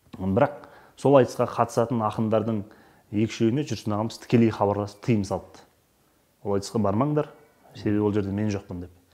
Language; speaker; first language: Kazakh; native; Kazakh